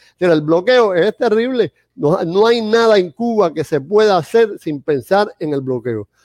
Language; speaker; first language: Spanish; native; Spanish